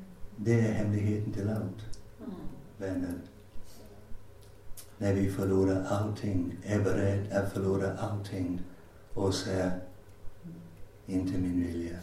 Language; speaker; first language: Swedish; non-native, fluent; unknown